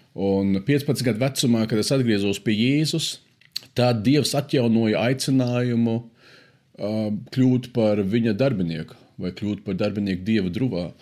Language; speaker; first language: Latvian; early bilingual, heritage; Latvian